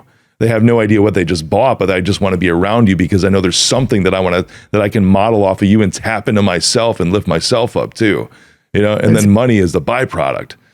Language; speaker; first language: English; native; English